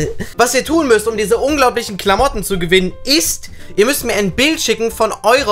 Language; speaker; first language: German; native; German